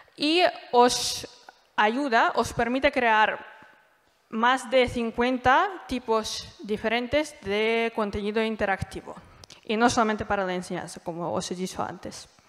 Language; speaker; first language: Spanish; non-native, fluent; Russian